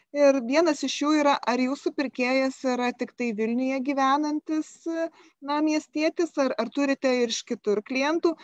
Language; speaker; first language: Lithuanian; native; Lithuanian